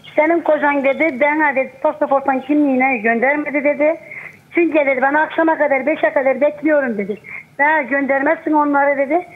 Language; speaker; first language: Turkish; non-native, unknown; Arabic